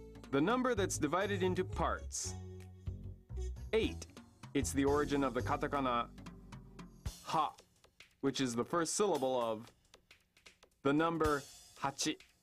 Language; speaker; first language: English; native; English